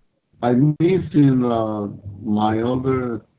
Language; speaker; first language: English; non-native, learner; Spanish